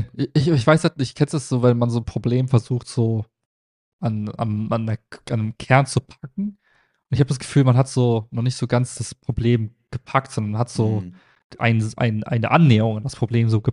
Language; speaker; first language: German; native; German